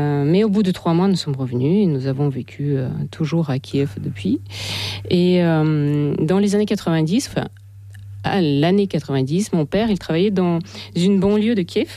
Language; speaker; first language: French; non-native, fluent; Russian